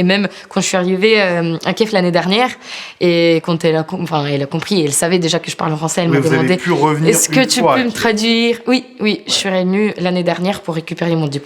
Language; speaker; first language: French; non-native, fluent; Ukrainian